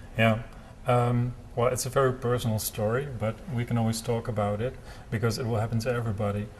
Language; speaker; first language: English; non-native, fluent; Dutch